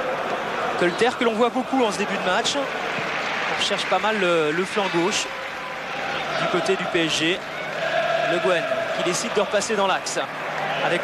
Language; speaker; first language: French; native; French